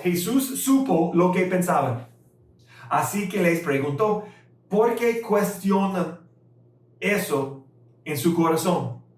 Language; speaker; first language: Spanish; non-native, fluent; English